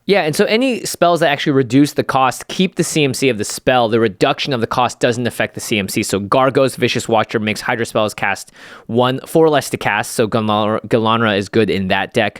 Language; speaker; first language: English; native; English